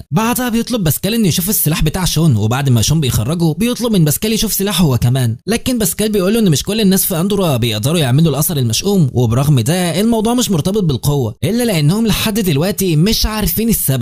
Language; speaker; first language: Arabic; native; Arabic